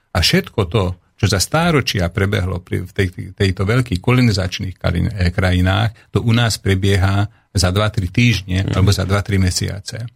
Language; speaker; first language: Slovak; non-native, local second language; Hungarian